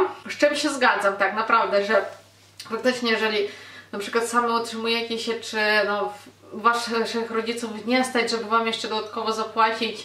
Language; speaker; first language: Polish; non-native, fluent; Ukrainian